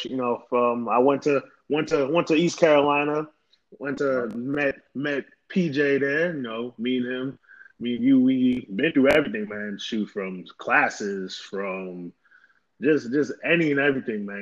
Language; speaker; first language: English; native; English